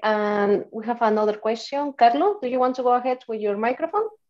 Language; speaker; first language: English; non-native, fluent; Spanish